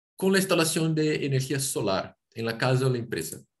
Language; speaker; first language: Spanish; non-native, fluent; Portuguese